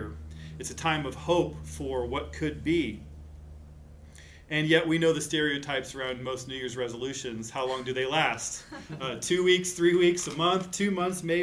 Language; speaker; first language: English; native; English